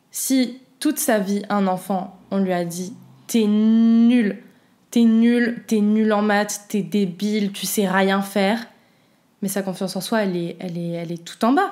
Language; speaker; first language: French; native; French